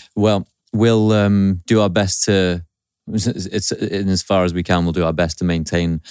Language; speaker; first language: English; native; English